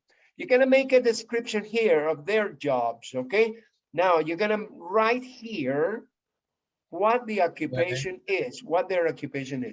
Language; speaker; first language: English; non-native, fluent; Spanish